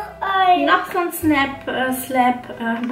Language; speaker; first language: German; native; German